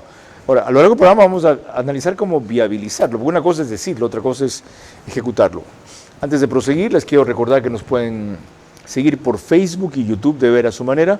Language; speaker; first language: Spanish; native; Spanish